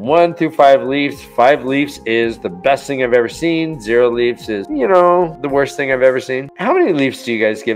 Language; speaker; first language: English; native; English